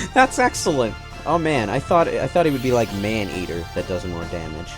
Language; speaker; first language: English; native; English